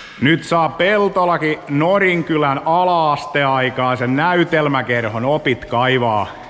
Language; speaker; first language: Finnish; native; Finnish